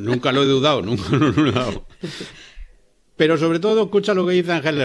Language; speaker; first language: Spanish; native; Spanish